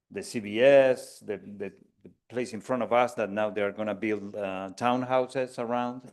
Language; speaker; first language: English; non-native, fluent; Spanish